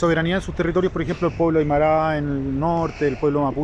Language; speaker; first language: Spanish; native; Spanish